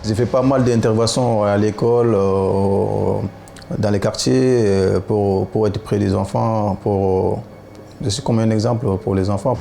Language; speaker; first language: French; non-native, local second language; Soninke